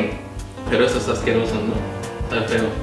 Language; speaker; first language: Spanish; native; Spanish